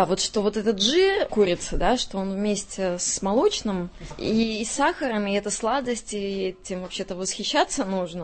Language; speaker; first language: Russian; native; Russian